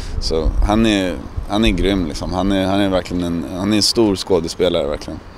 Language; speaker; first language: Swedish; native; Swedish